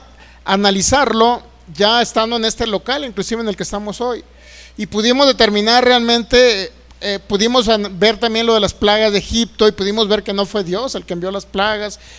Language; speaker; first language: Spanish; native; Spanish